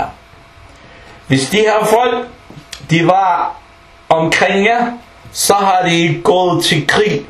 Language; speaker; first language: Danish; early bilingual, other home language; Arabic